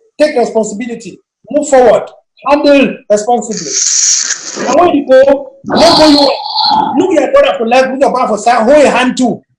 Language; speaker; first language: Nigerian Pidgin; native; Nigerian Pidgin